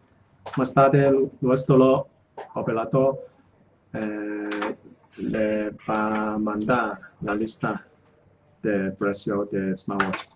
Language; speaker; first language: Spanish; non-native, learner; Chinese